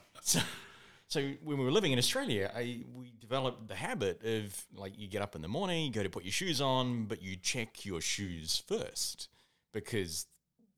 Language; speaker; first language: English; native; English